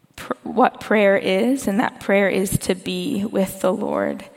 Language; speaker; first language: English; native; English